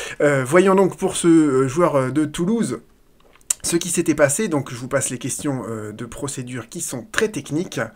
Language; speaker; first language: French; native; French